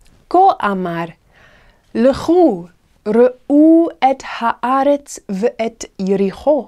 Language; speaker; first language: Hebrew; non-native, fluent; English